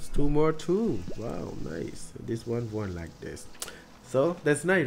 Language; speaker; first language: English; non-native, learner; Khmer